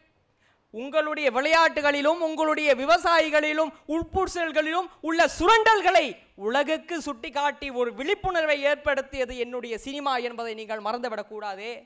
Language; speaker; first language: Tamil; native; Tamil